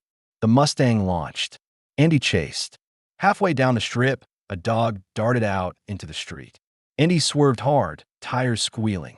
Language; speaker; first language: English; native; English